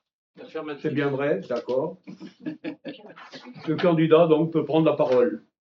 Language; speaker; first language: French; native; French